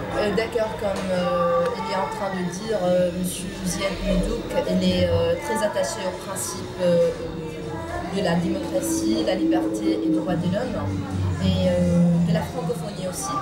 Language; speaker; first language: French; non-native, local second language; Arabic